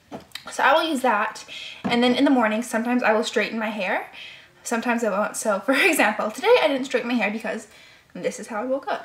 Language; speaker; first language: English; native; English